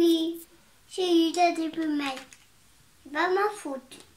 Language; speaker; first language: French; native; French